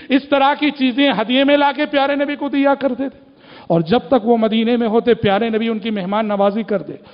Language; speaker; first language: Urdu; native; Urdu